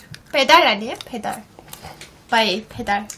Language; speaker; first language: Korean; non-native, learner; Turkish